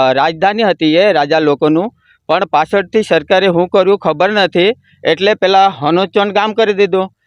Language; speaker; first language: Gujarati; non-native, local second language; Kukna